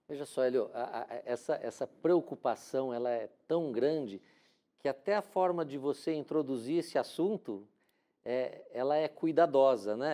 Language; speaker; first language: Portuguese; native; Portuguese